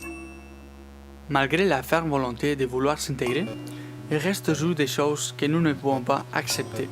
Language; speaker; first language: French; non-native, fluent; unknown